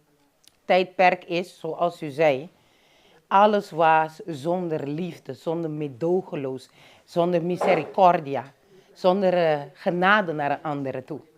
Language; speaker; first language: Dutch; non-native, local second language; Papiamento